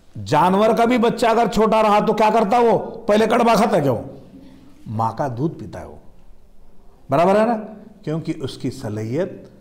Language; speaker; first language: Hindi; non-native, local second language; Marathi